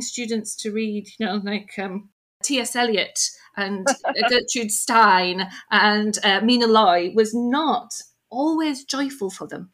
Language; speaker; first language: English; native; English